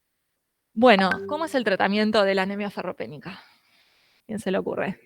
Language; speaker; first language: Spanish; native; Spanish